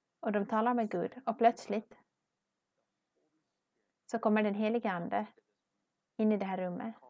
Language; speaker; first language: Swedish; non-native, learner; English